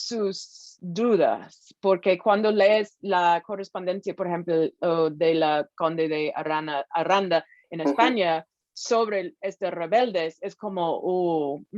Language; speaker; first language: Spanish; non-native, fluent; English